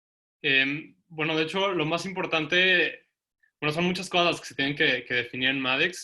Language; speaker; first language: Spanish; native; Spanish